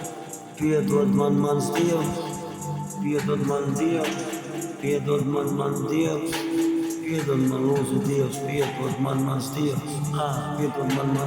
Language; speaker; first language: Latvian; non-native, local second language; Russian